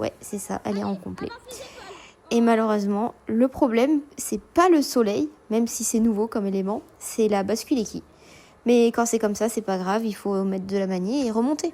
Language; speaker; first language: French; native; French